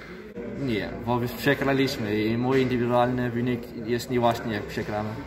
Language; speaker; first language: Polish; non-native, learner; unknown